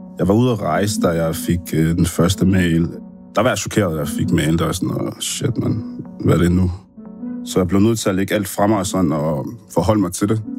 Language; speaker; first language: Danish; early bilingual, other home language; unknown